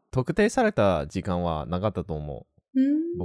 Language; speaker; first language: Japanese; non-native, learner; English